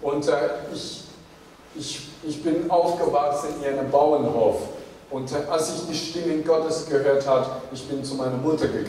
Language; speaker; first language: German; non-native, fluent; Chinese